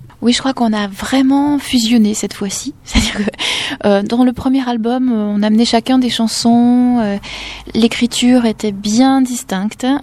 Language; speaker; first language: French; native; French